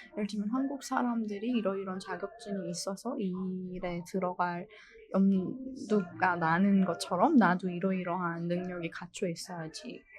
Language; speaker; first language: Korean; non-native, fluent; Persian